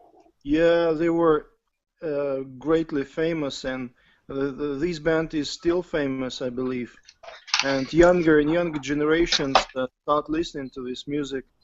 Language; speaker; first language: English; non-native, fluent; Russian